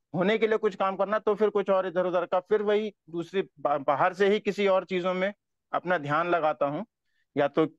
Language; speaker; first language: Hindi; native; Hindi